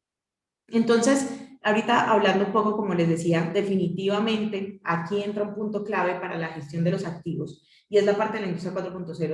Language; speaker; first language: Spanish; native; Spanish